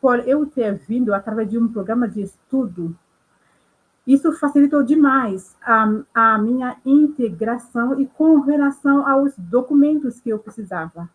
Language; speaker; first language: Portuguese; non-native, local second language; Haitian Creole